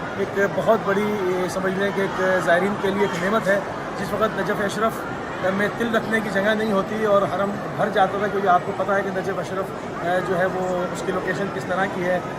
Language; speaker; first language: Urdu; native; Urdu